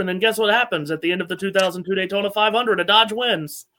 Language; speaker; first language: English; native; English